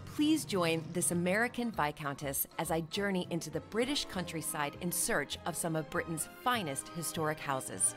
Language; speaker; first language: English; native; English